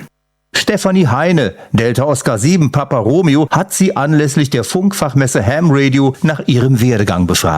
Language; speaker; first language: German; native; German